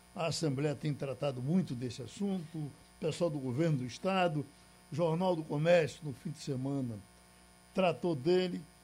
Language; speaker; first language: Portuguese; native; Portuguese